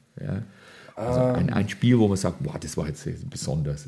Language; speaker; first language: German; native; German